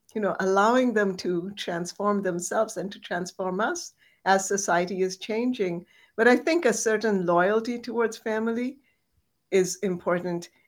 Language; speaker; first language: English; non-native, local second language; Bangla